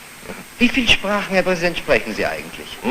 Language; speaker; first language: German; native; German